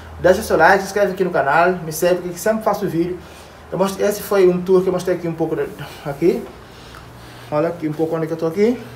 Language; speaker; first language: Portuguese; non-native, local second language; Kabuverdianu